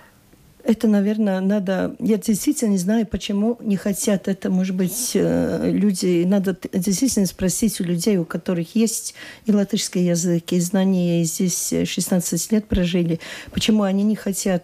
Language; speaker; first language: Russian; non-native, local second language; Latvian